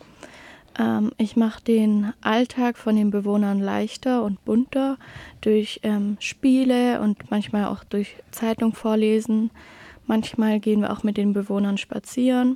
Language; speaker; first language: German; native; German